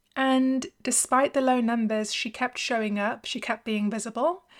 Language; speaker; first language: English; native; English